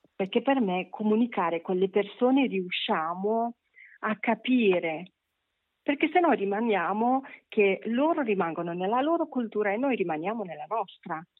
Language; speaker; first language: Italian; non-native, fluent; Persian